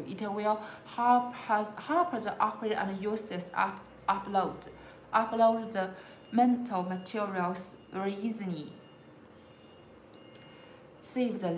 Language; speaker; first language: English; non-native, learner; Chinese